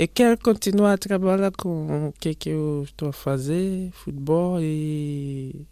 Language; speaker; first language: Portuguese; non-native, learner; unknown